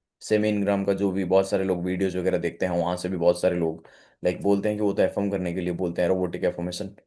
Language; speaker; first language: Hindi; non-native, local second language; Odia